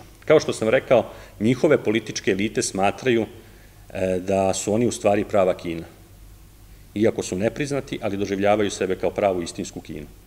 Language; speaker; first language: Serbian; native; Serbian